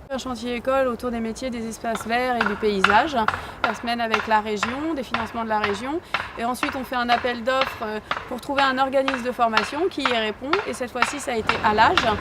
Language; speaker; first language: French; native; French